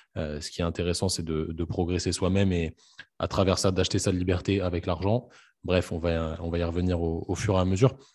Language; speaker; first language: French; native; French